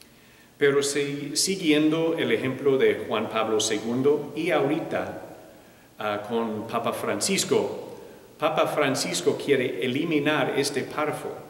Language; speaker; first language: Spanish; non-native, fluent; English